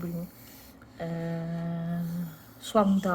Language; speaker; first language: Chinese; non-native, fluent; French